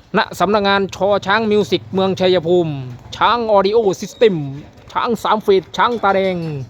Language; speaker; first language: Thai; non-native, local second language; Lao